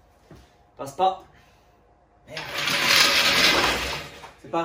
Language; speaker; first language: French; native; French